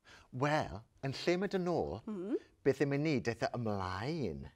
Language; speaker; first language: Welsh; native; Welsh